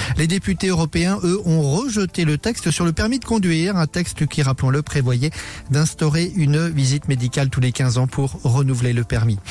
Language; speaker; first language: French; native; French